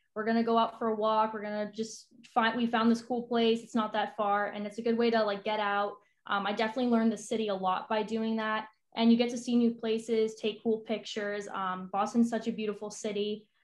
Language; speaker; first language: English; native; English